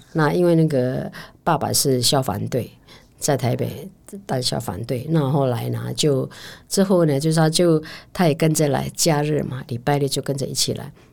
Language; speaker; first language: Chinese; native; Chinese